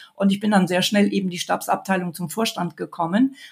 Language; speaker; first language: German; native; German